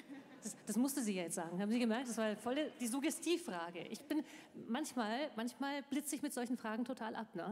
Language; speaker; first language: German; native; German